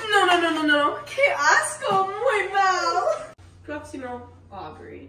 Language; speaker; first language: Spanish; non-native, learner; English